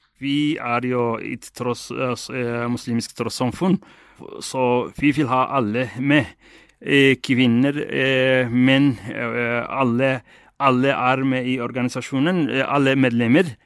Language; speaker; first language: Norwegian; non-native, fluent; Somali